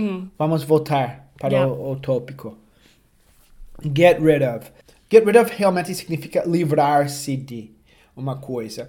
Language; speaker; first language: Portuguese; non-native, fluent; English